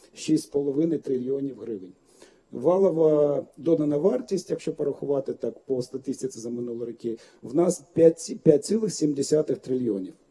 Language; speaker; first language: Ukrainian; non-native, fluent; Lithuanian